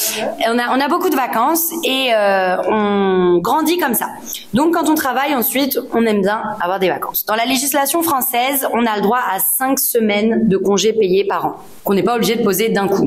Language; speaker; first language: French; native; French